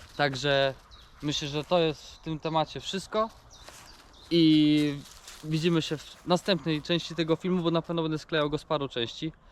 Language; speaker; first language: Polish; native; Polish